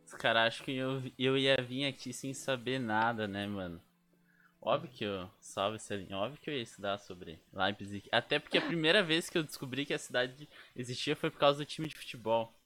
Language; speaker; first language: Portuguese; native; Portuguese